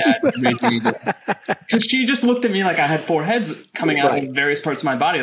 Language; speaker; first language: English; native; English